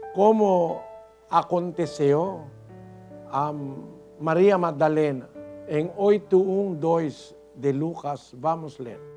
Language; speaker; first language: Portuguese; non-native, learner; Filipino